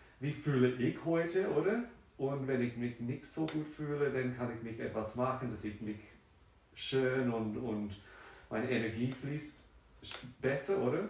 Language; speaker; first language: German; non-native, fluent; French